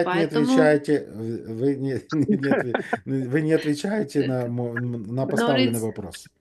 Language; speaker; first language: Russian; native; Russian